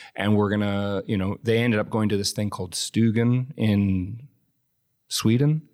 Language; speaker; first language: English; native; English